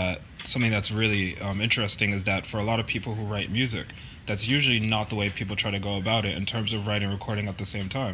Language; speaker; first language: English; native; English